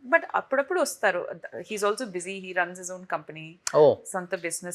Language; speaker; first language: Telugu; non-native, fluent; Tamil